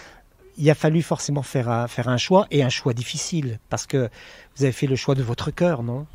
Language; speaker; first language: French; native; French